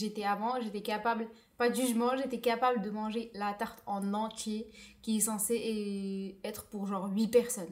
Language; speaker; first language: French; native; French